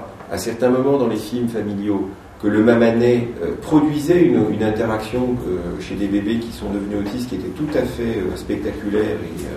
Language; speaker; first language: French; native; French